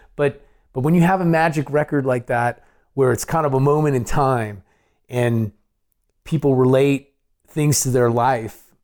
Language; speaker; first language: English; native; English